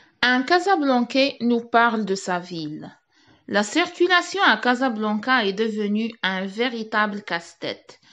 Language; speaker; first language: French; non-native, local second language; Arabic